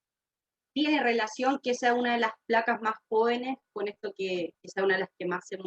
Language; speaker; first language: Spanish; native; Spanish